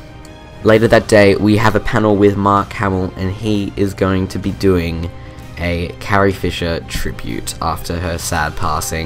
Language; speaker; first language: English; native; English